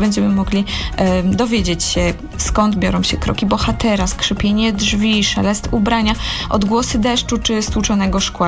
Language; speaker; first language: Polish; native; Polish